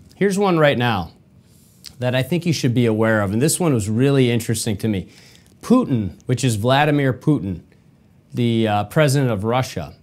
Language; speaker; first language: English; native; English